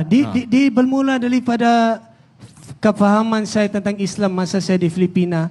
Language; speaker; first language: Indonesian; non-native, fluent; Filipino